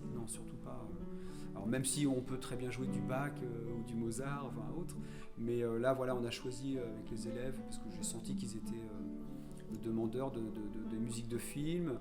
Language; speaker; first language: French; native; French